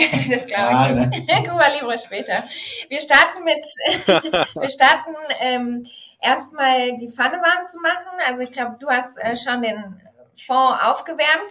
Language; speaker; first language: German; native; German